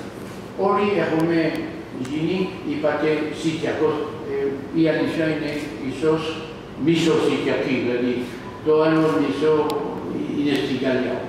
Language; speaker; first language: Greek; non-native, learner; French